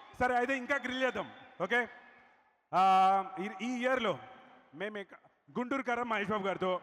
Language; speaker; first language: Telugu; native; Telugu